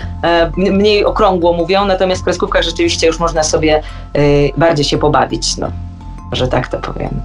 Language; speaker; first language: Polish; native; Polish